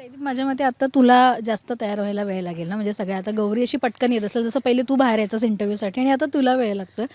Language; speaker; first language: Marathi; native; Marathi